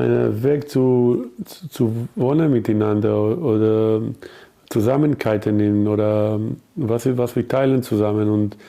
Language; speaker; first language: German; non-native, learner; Hebrew